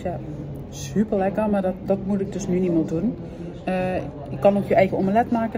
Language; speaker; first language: Dutch; native; Dutch